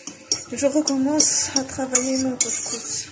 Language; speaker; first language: French; non-native, local second language; Arabic